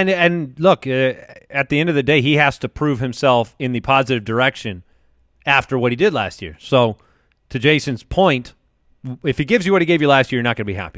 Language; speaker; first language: English; native; English